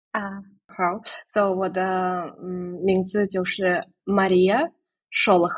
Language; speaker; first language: Chinese; non-native, fluent; Russian